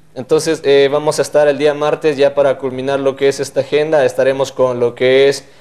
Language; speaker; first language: Spanish; non-native, local second language; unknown